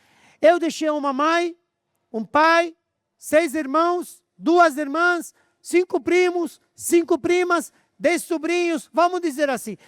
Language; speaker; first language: Portuguese; non-native, fluent; Arabic